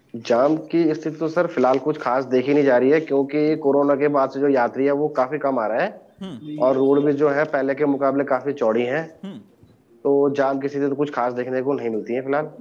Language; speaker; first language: Hindi; native; Hindi